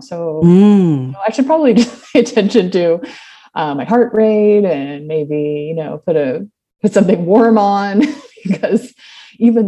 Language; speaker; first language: English; native; English